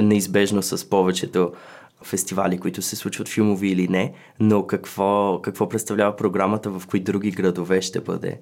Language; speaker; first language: Bulgarian; native; Bulgarian